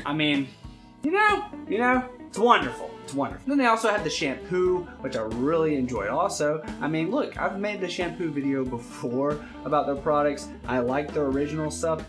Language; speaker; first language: English; native; English